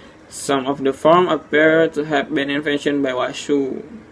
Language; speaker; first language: English; non-native, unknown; Indonesian